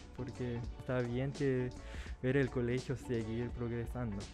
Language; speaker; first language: Spanish; early bilingual, other home language; Chinese